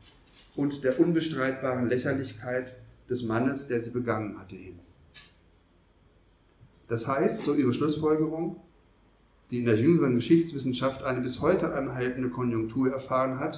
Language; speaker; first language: German; native; German